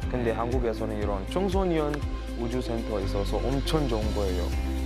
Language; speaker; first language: Korean; non-native, fluent; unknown